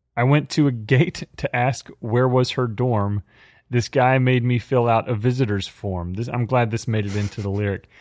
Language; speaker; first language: English; native; English